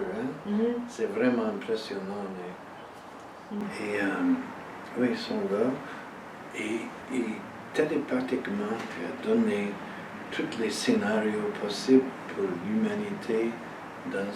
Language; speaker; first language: French; non-native, fluent; English